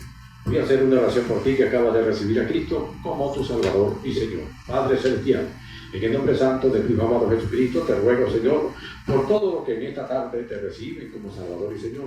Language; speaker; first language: Spanish; native; Spanish